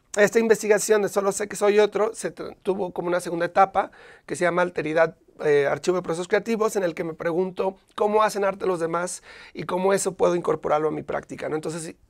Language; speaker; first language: Spanish; native; Spanish